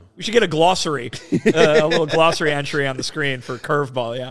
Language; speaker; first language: English; native; English